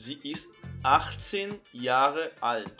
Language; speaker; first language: German; non-native, fluent; Portuguese